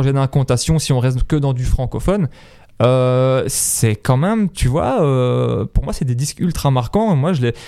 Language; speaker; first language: French; native; French